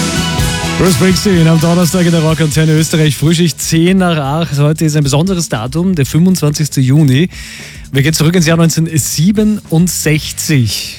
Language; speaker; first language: German; native; German